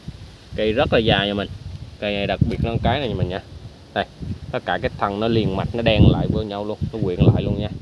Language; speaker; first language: Vietnamese; native; Vietnamese